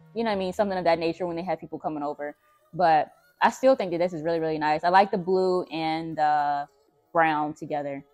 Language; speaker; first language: English; native; English